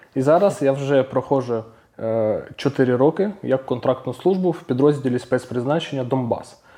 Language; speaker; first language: Ukrainian; non-native, local second language; Russian